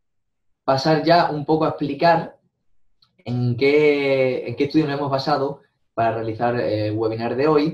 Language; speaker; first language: Spanish; native; Spanish